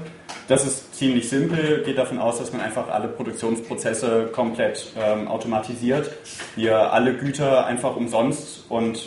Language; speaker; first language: German; native; German